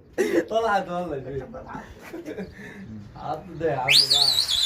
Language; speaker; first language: Arabic; native; Arabic